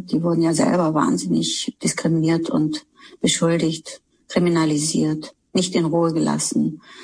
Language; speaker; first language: German; early bilingual, other home language; Turkish